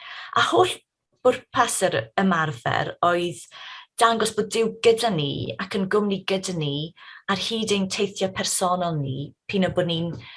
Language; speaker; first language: Welsh; native; Welsh